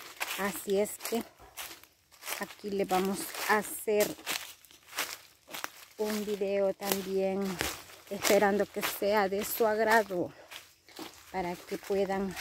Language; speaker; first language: Spanish; native; Spanish